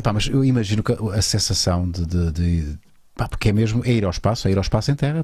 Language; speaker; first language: Portuguese; native; Portuguese